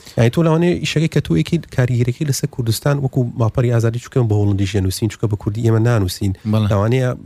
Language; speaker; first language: Central Kurdish; early bilingual, heritage; Central Kurdish